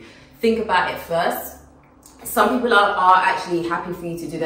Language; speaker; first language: English; native; English